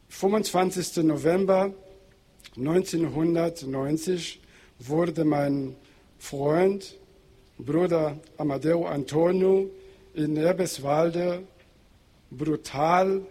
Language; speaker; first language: German; non-native, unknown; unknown